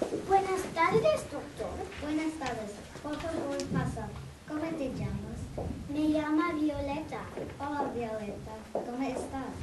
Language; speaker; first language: Spanish; non-native, learner; English